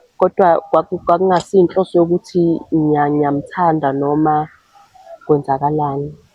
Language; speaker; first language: Zulu; native; Zulu